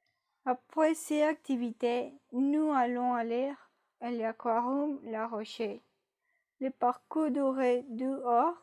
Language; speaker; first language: French; non-native, learner; Spanish